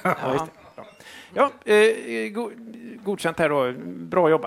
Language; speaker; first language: Swedish; native; Swedish